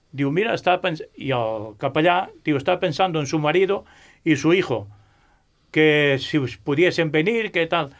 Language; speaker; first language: Catalan; non-native, local second language; Spanish